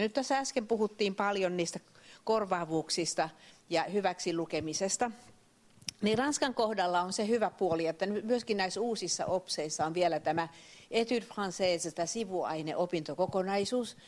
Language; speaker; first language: Finnish; native; Finnish